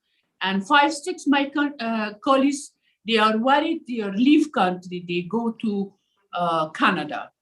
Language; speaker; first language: English; non-native, learner; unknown